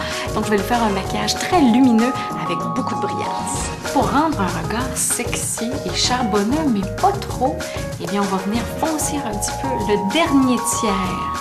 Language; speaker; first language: French; native; French